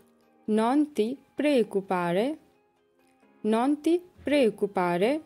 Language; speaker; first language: Italian; non-native, learner; Bangla